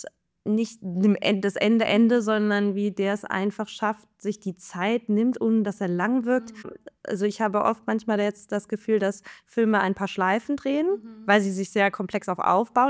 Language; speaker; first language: German; native; German